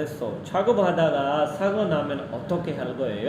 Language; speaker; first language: Korean; non-native, learner; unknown